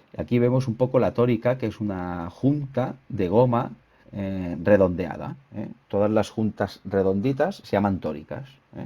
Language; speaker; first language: Spanish; native; Spanish